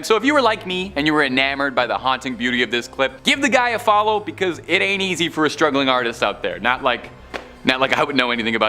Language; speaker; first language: English; native; English